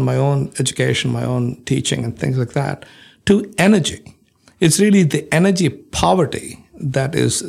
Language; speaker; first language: English; non-native, local second language; Malayalam